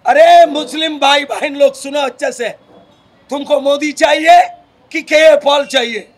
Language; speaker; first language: Hindi; non-native, local second language; Telugu